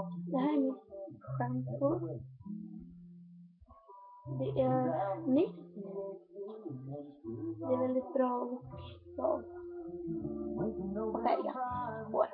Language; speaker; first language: Swedish; non-native, learner; Korean